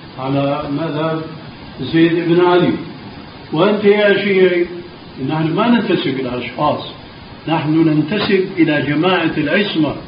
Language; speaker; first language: Arabic; early bilingual, other home language; Albanian